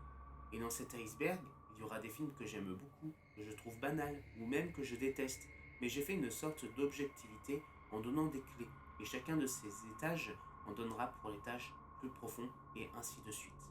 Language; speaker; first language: French; native; French